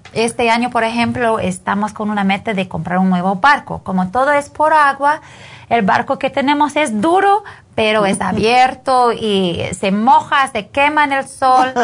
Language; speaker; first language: Spanish; non-native, fluent; English